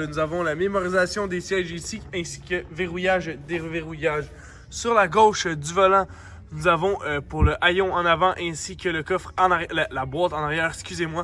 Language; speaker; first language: French; native; French